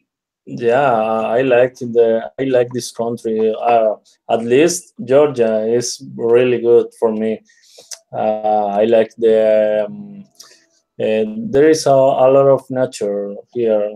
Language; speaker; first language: English; non-native, learner; Spanish